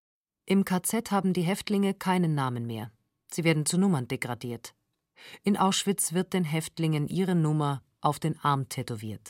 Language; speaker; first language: German; native; German